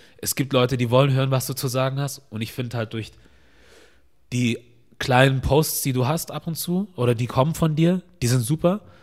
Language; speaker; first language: German; early bilingual, other home language; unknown